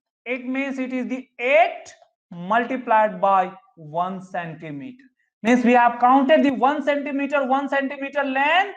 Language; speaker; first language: English; non-native, local second language; Hindi